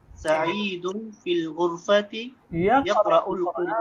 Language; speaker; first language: Arabic; non-native, learner; Bangla